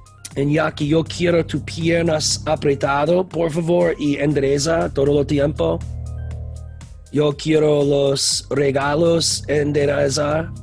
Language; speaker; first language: Spanish; non-native, learner; English